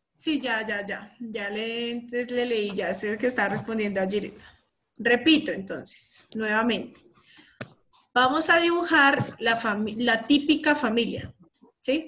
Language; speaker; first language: Spanish; native; Spanish